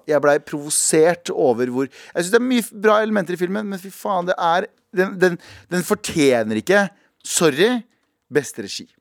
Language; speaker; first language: Norwegian; early bilingual, other home language; Kurdish